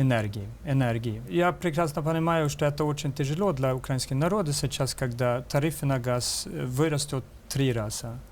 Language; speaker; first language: Russian; non-native, fluent; Swedish